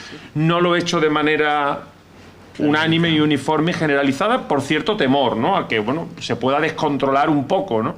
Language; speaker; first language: Spanish; native; Spanish